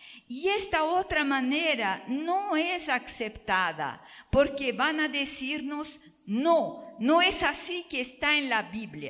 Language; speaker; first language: Spanish; non-native, fluent; Portuguese